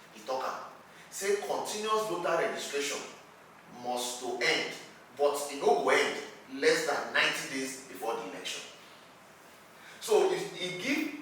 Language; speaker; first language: Nigerian Pidgin; non-native, local second language; Yoruba